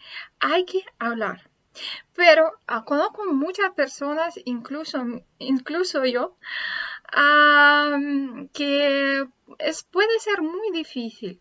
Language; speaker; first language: Spanish; non-native, fluent; Russian